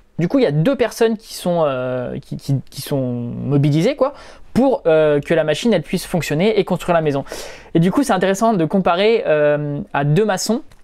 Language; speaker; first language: French; native; French